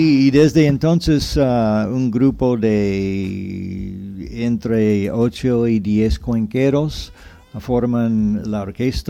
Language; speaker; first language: Spanish; non-native, fluent; English